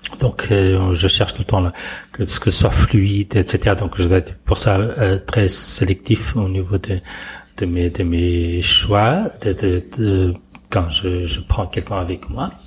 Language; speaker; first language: French; non-native, fluent; Portuguese